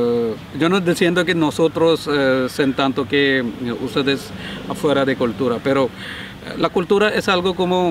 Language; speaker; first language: Spanish; non-native, learner; Malayalam